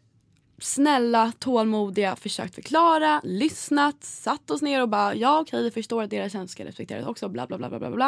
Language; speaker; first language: Swedish; native; Swedish